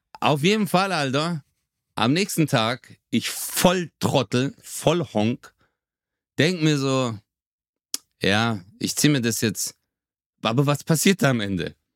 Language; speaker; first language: German; early bilingual, other home language; Turkish